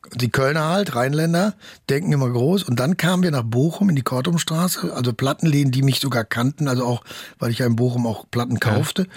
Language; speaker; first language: German; native; German